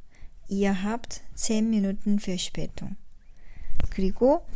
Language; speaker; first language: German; non-native, fluent; Korean